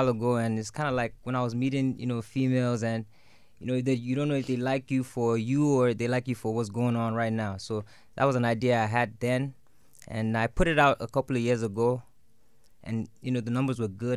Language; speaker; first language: English; non-native, local second language; Yoruba